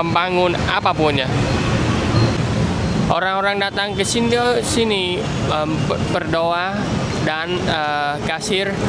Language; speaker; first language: Indonesian; non-native, fluent; Vietnamese